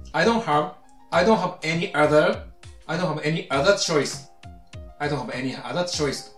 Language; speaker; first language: English; non-native, learner; Japanese